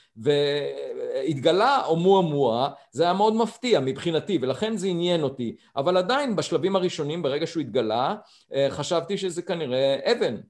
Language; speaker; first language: Hebrew; native; Hebrew